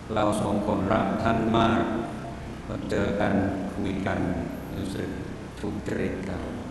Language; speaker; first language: Thai; non-native, fluent; English